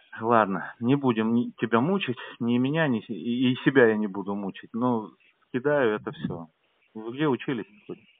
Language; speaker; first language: Russian; native; Russian